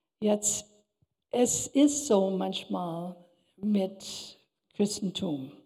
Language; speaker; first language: German; non-native, fluent; English